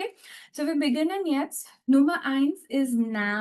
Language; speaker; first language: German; non-native, fluent; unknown